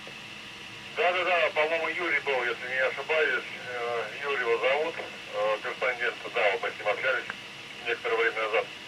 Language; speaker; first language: Russian; native; Russian